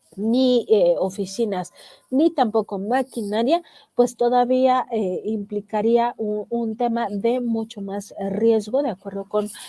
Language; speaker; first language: Spanish; native; Spanish